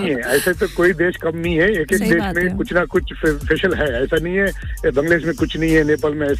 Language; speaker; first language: Hindi; non-native, local second language; Telugu